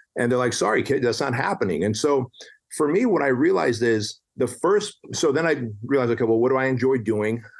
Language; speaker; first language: English; early bilingual, other home language; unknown